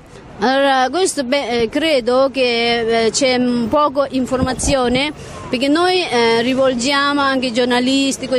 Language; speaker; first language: Italian; non-native, learner; Tibetan